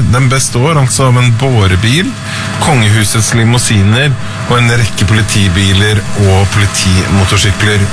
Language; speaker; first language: Norwegian; native; Norwegian